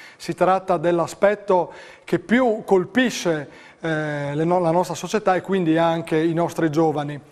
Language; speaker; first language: Italian; native; Italian